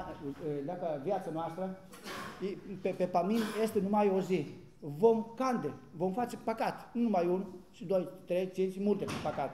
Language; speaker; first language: Romanian; non-native, learner; Greek